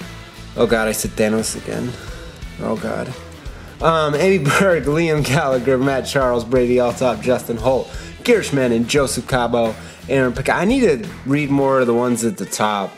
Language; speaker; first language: English; native; English